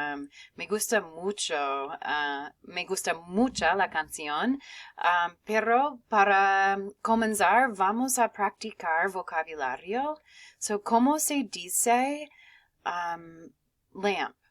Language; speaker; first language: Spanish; non-native, fluent; English